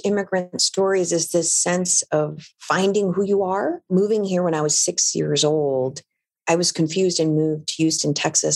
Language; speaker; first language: English; non-native, local second language; Filipino